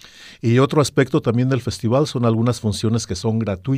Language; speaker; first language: Spanish; native; Spanish